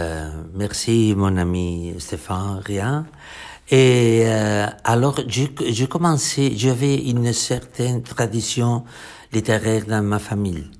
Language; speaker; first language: French; non-native, fluent; Catalan